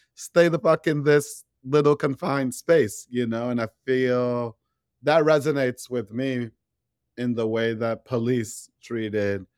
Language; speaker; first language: English; native; English